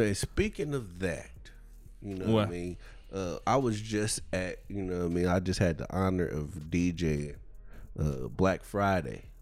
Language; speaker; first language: English; native; English